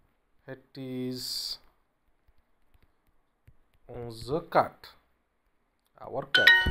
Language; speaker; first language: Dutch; non-native, learner; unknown